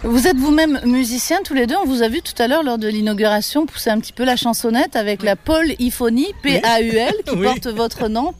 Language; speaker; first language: French; native; French